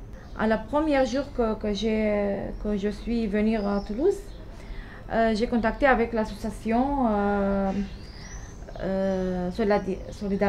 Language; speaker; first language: French; non-native, learner; Arabic